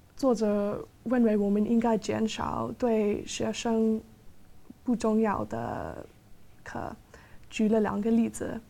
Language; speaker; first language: Chinese; non-native, fluent; English